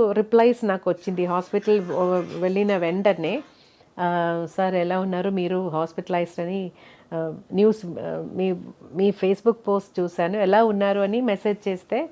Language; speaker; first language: Telugu; non-native, learner; Malayalam